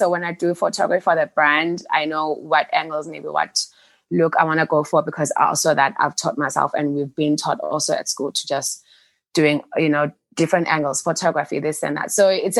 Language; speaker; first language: English; non-native, local second language; Xhosa